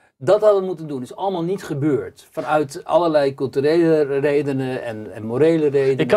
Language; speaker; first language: Dutch; native; Dutch